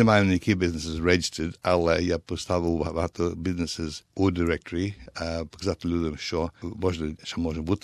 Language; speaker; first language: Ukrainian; early bilingual, heritage; Ukrainian